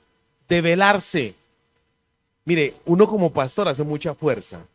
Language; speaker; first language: Spanish; native; Spanish